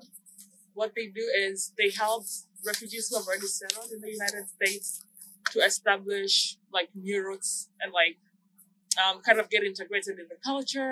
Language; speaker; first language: English; non-native, local second language; Swahili